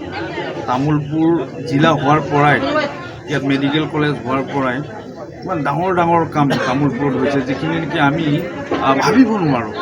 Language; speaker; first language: Assamese; native; Assamese